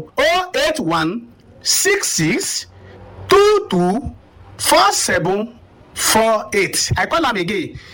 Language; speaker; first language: Nigerian Pidgin; non-native, local second language; Yoruba